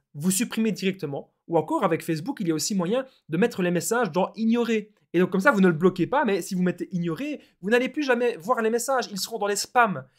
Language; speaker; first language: French; native; French